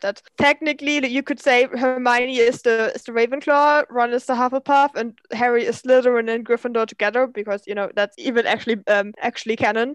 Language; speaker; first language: English; non-native, fluent; German